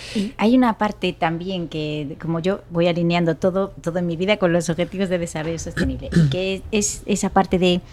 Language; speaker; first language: Spanish; native; Spanish